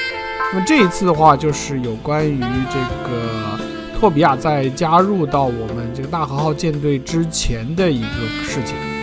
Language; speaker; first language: Chinese; native; Chinese